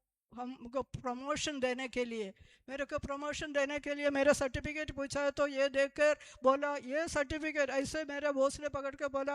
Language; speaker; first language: Hindi; non-native, local second language; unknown